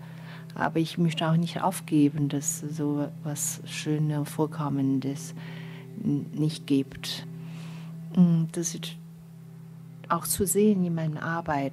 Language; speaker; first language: German; non-native, fluent; Chinese